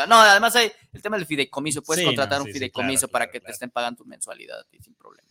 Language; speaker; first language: Spanish; native; Spanish